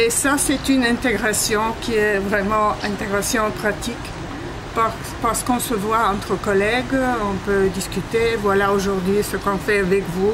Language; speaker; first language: French; non-native, fluent; Bulgarian